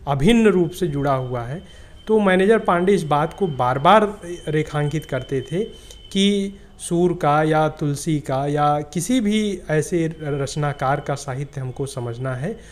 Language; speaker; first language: Hindi; native; Hindi